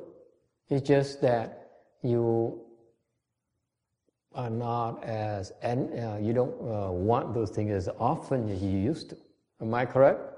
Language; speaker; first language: English; non-native, fluent; Vietnamese